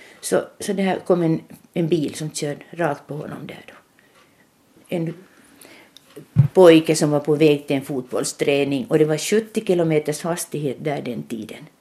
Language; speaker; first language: Swedish; native; Swedish